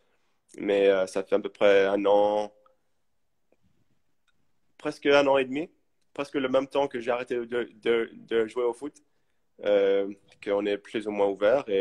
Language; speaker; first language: French; early bilingual, heritage; English